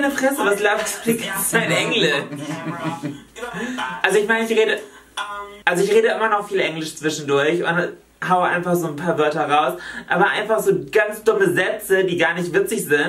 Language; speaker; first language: German; native; German